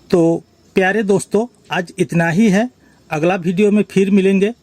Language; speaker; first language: Hindi; non-native, local second language; Bangla